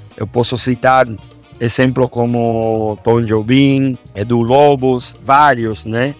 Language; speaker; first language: Portuguese; non-native, fluent; Spanish